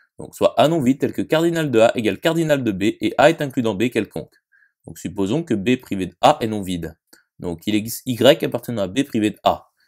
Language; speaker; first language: French; native; French